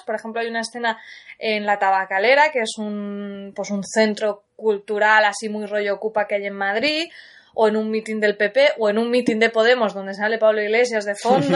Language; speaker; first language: Spanish; native; Spanish